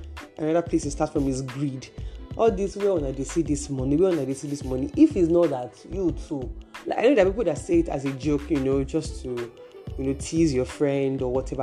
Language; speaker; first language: English; non-native, local second language; Yoruba